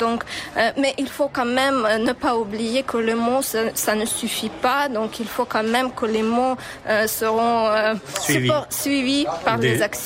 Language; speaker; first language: French; non-native, fluent; Ukrainian